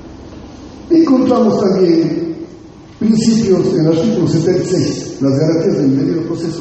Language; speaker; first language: Spanish; native; Spanish